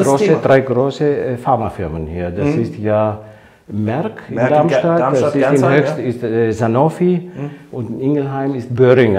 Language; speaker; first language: German; non-native, fluent; Greek